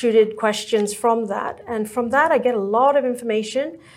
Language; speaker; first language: English; native; English